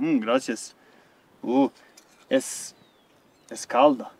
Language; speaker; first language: Spanish; non-native, learner; Serbian